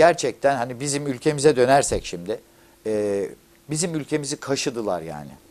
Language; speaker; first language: Turkish; native; Turkish